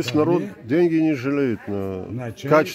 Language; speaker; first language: Russian; native; Russian